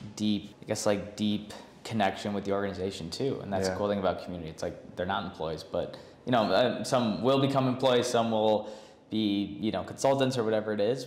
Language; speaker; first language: English; native; English